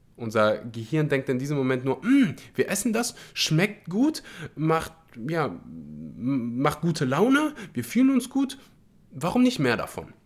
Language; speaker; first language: German; early bilingual, other home language; Russian